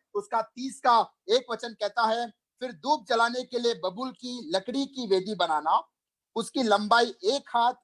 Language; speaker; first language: Hindi; non-native, local second language; Malayalam